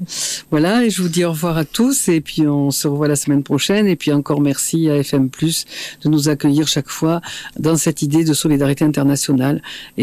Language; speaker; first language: French; native; French